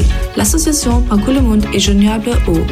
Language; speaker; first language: French; non-native, fluent; German